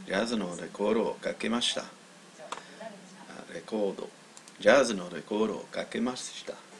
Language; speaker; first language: Japanese; non-native, learner; English